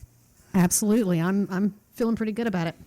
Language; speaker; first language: English; native; English